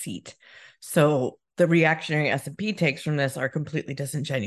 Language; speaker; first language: English; native; English